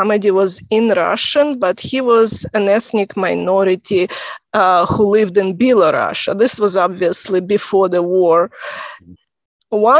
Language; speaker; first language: English; non-native, fluent; Russian